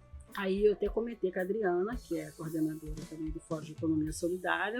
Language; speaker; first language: Portuguese; native; Portuguese